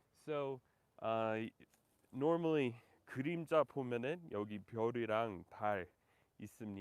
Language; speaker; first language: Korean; non-native, fluent; English